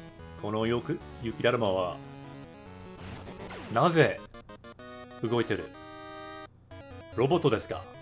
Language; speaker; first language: Japanese; non-native, fluent; English